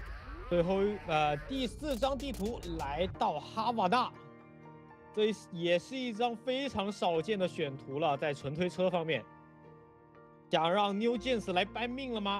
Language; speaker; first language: Chinese; native; Chinese